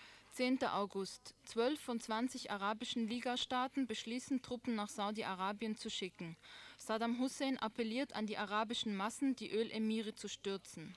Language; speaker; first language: German; native; German